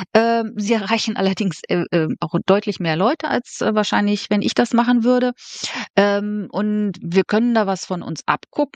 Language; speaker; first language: German; native; German